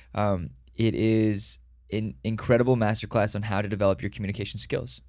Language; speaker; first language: English; native; English